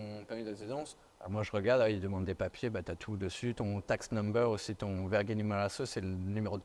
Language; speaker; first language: French; native; French